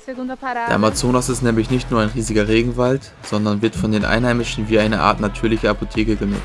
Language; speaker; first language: German; native; German